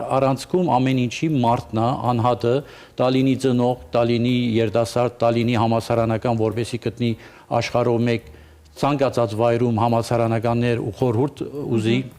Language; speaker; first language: Armenian; early bilingual, heritage; Armenian